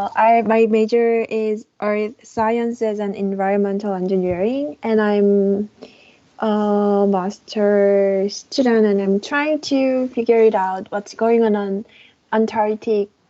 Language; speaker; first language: English; non-native, learner; Korean